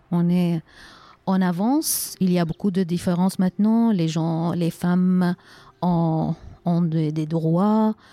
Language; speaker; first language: French; non-native, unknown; Arabic